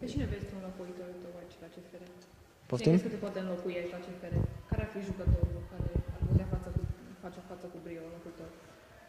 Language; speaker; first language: Romanian; native; Romanian